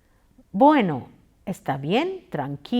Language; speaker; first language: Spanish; non-native, fluent; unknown